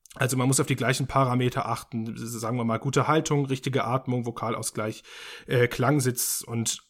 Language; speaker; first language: German; native; German